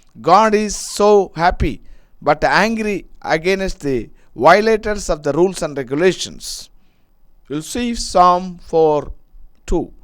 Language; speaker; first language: English; non-native, local second language; Telugu